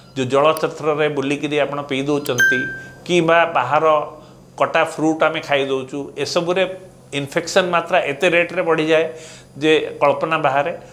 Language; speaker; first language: Odia; non-native, local second language; Hindi